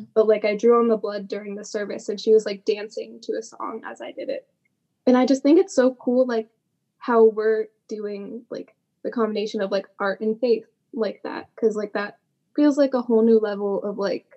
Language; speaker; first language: English; native; English